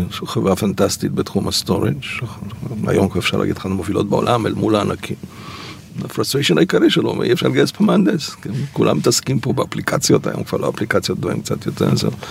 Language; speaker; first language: Hebrew; early bilingual, other home language; Polish